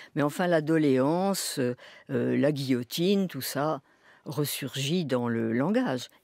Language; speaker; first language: French; native; French